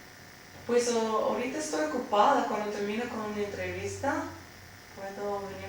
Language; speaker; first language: Spanish; early bilingual, heritage; Spanish